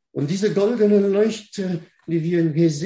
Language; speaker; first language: German; non-native, fluent; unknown